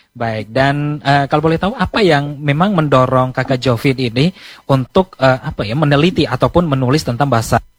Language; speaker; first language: Indonesian; native; Indonesian